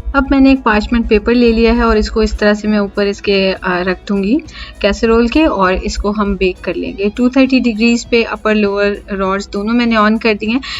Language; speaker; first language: Urdu; native; Urdu